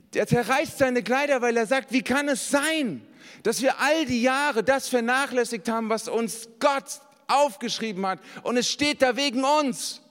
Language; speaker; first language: German; native; German